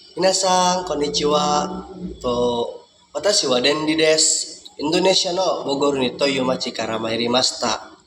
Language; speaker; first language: Japanese; non-native, learner; Indonesian